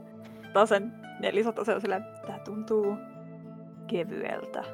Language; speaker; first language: Finnish; native; Finnish